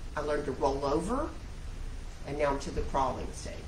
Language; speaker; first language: English; native; English